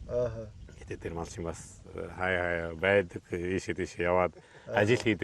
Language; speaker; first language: Mongolian; non-native, fluent; Hungarian